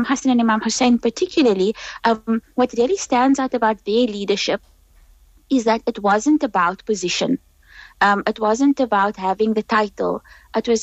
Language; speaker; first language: English; native; English